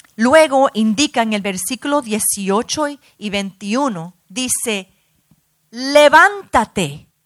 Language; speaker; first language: Spanish; early bilingual, heritage; Spanish